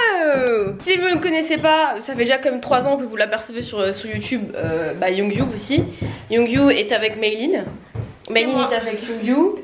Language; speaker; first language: French; native; French